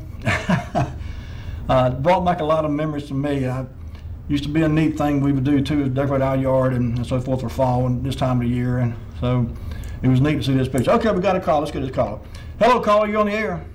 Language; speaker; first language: English; native; English